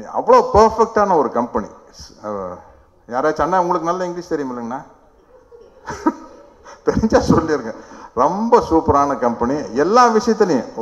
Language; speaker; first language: Tamil; native; Tamil